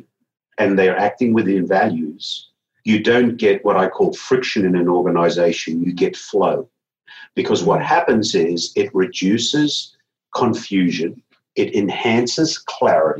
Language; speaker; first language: English; native; English